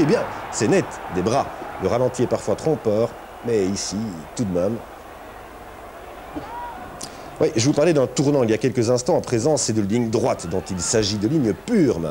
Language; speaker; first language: French; native; French